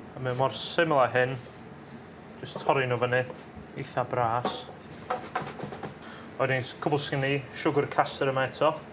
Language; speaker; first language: Welsh; native; Welsh